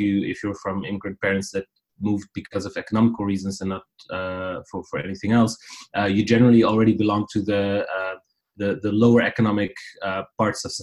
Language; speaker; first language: English; non-native, fluent; Riffian